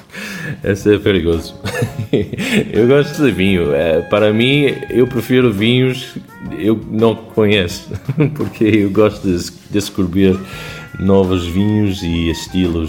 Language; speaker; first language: Portuguese; non-native, fluent; English